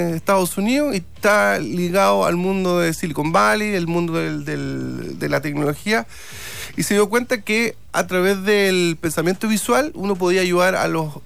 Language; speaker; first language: Spanish; native; Spanish